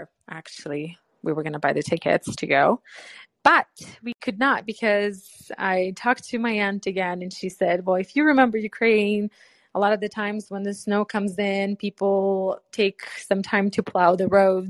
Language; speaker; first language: English; non-native, fluent; Ukrainian